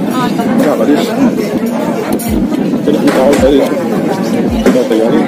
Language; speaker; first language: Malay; non-native, learner; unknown